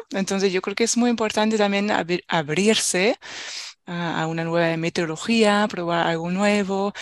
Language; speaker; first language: Spanish; non-native, fluent; German